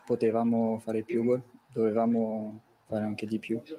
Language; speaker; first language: Italian; non-native, fluent; French